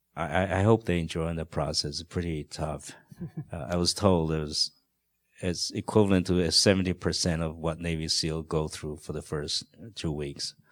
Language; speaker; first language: English; non-native, fluent; Chinese